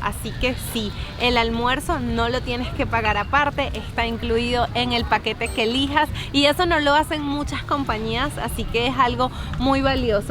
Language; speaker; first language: Spanish; native; Spanish